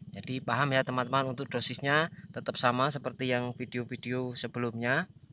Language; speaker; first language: Indonesian; non-native, local second language; Javanese